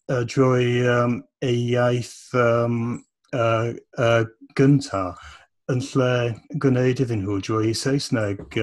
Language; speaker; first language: Welsh; non-native, fluent; English